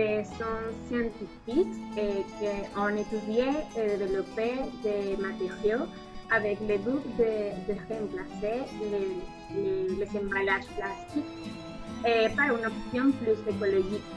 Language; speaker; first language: French; non-native, learner; Spanish